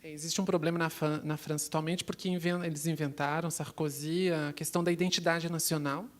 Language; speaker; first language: Portuguese; native; Portuguese